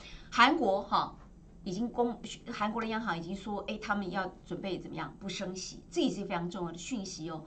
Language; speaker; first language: Chinese; native; Chinese